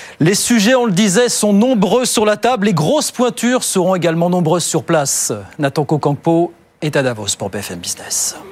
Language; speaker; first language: French; native; French